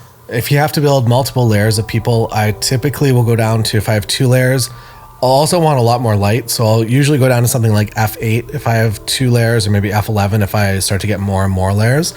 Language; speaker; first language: English; native; English